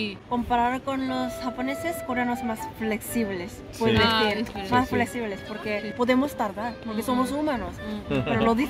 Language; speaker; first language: Spanish; non-native, fluent; Korean